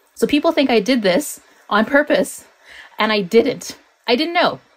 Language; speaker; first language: English; native; English